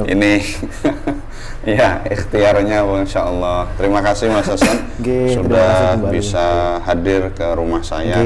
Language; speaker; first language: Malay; non-native, local second language; Javanese